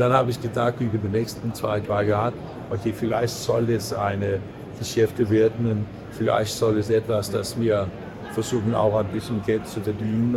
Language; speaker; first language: German; non-native, learner; Danish